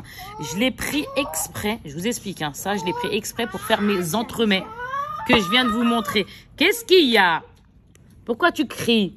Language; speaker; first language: French; native; French